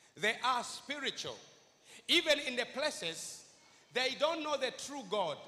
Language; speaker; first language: English; non-native, local second language; Swahili